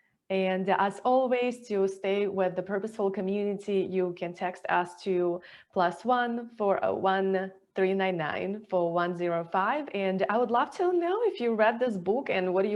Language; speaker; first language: English; non-native, fluent; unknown